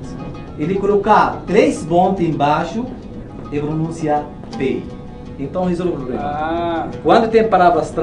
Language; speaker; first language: Portuguese; non-native, learner; Arabic